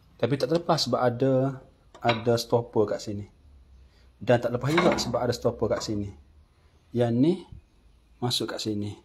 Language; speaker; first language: Malay; native; Malay